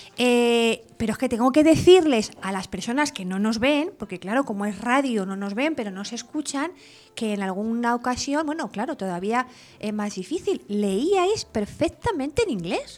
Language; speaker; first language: Spanish; native; Spanish